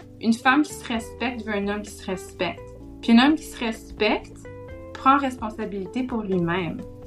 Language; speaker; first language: French; native; French